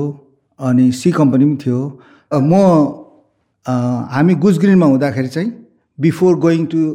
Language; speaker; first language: Nepali; native; Nepali